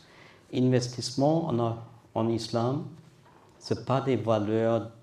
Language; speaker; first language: French; non-native, learner; German